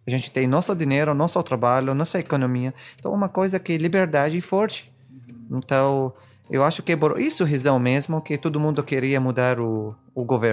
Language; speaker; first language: Portuguese; non-native, fluent; Arabic